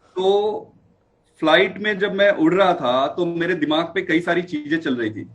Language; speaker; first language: Hindi; native; Hindi